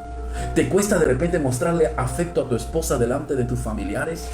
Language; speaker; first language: Spanish; native; Spanish